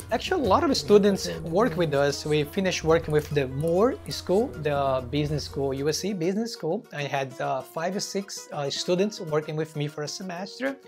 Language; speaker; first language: English; non-native, fluent; Portuguese